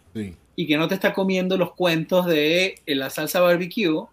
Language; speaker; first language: Spanish; native; Spanish